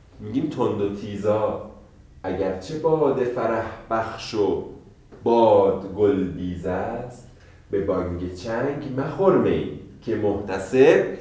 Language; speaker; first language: Persian; native; Persian